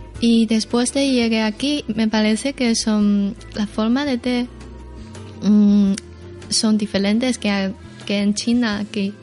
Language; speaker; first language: Spanish; non-native, learner; Chinese